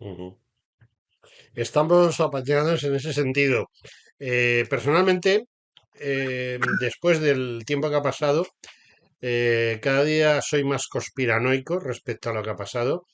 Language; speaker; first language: Spanish; native; Spanish